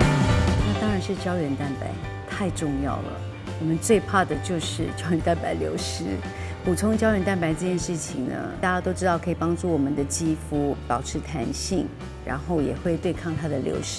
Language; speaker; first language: Chinese; native; Chinese